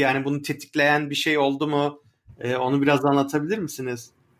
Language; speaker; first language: Turkish; native; Turkish